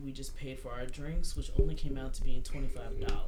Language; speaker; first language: English; native; English